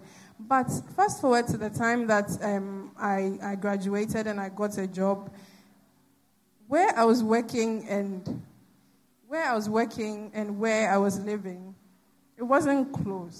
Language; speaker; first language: English; non-native, local second language; Akan